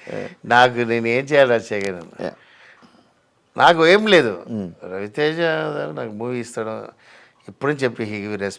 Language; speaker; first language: Telugu; non-native, learner; Tamil